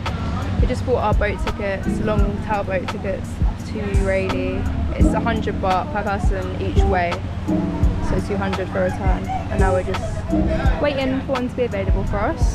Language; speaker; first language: English; native; English